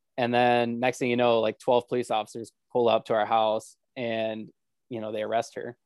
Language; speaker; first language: English; native; English